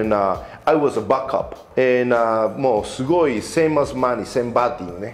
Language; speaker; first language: English; non-native, fluent; Spanish